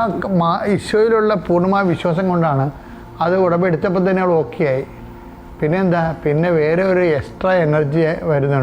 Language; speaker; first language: Malayalam; native; Malayalam